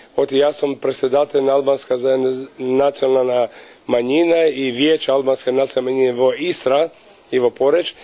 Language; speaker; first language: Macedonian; early bilingual, heritage; Albanian